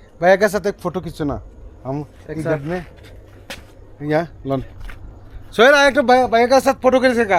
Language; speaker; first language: Hindi; non-native, learner; Bangla